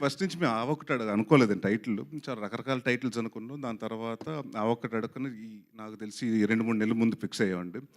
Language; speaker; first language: Telugu; native; Telugu